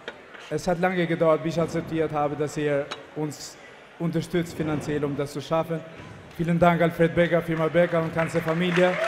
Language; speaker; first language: German; non-native, fluent; Albanian